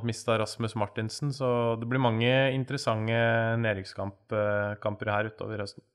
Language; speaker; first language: Norwegian; native; Norwegian